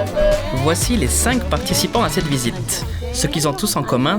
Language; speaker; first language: French; native; French